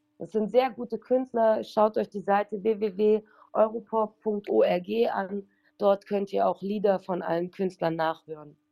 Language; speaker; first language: German; native; German